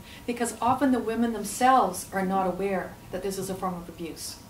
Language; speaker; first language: English; native; English